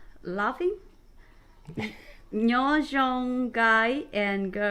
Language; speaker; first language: English; non-native, learner; Thai